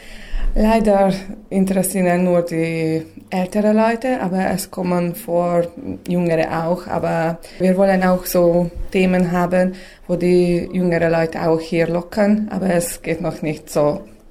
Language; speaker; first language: German; non-native, local second language; Hungarian